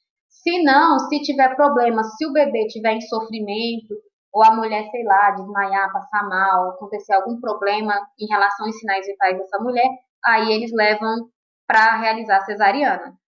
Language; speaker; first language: Portuguese; native; Portuguese